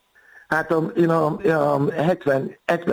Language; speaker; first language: Hungarian; non-native, fluent; Yoruba